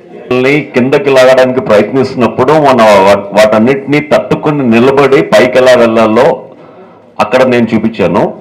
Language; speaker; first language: Telugu; native; Telugu